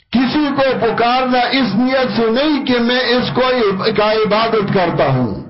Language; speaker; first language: Urdu; non-native, local second language; Pashto